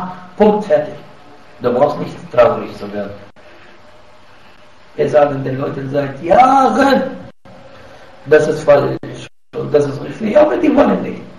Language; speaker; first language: German; non-native, fluent; Arabic